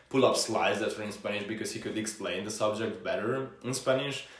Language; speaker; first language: English; non-native, fluent; Hungarian